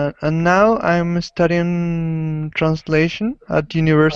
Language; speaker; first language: English; non-native, learner; Spanish